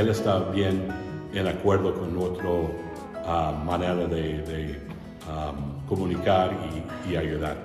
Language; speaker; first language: Spanish; non-native, fluent; English